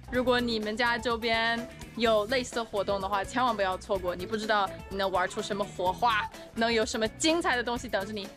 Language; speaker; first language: Chinese; non-native, fluent; English